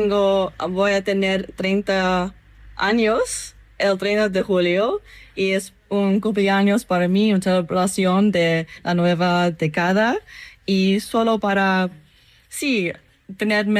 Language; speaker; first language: Spanish; non-native, fluent; English